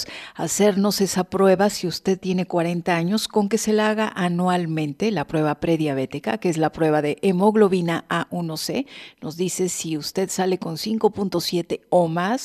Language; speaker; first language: Spanish; native; Spanish